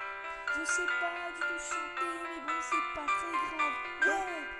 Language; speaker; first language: French; native; French